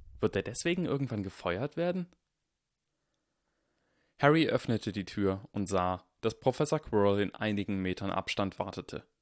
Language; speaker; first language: German; native; German